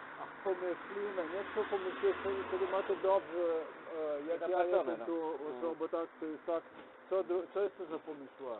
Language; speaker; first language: Polish; non-native, learner; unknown